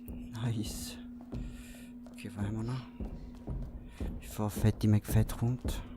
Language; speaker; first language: German; native; German